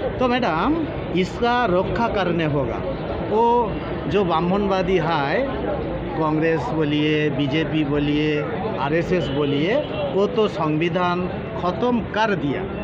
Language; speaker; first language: Hindi; non-native, local second language; Bangla